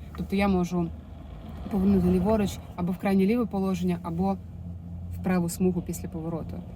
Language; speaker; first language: Ukrainian; non-native, local second language; Russian